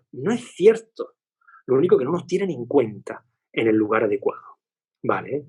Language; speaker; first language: Spanish; native; Spanish